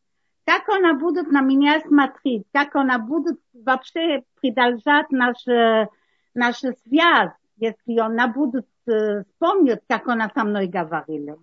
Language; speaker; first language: Russian; non-native, learner; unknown